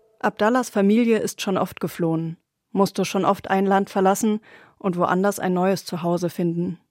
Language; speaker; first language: German; native; German